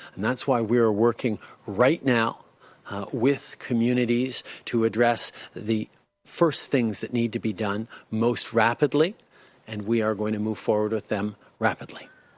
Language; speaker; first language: English; early bilingual, other home language; French